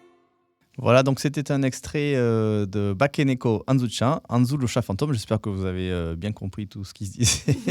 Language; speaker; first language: French; native; French